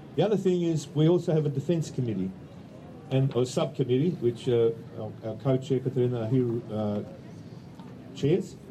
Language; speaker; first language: English; early bilingual, other home language; Ukrainian